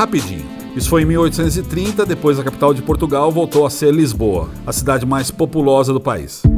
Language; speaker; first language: Portuguese; native; Portuguese